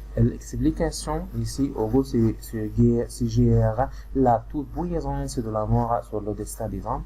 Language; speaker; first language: French; non-native, fluent; Arabic